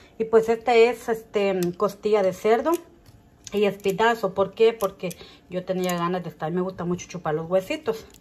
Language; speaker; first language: Spanish; native; Spanish